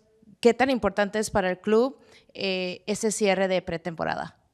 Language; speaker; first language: Spanish; native; Spanish